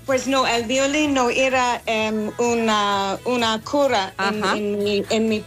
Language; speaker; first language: Spanish; non-native, fluent; English